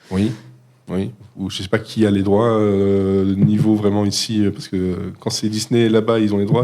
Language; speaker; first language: French; native; French